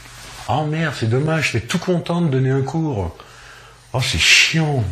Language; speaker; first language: French; native; French